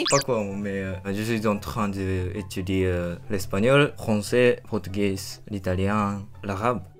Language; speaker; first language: French; non-native, learner; Japanese